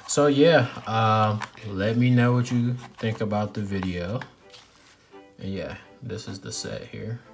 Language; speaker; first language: English; native; English